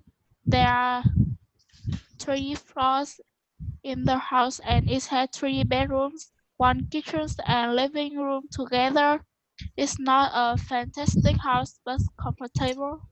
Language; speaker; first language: English; non-native, learner; Vietnamese